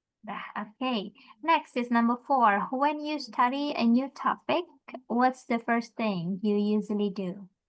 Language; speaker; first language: English; non-native, fluent; Indonesian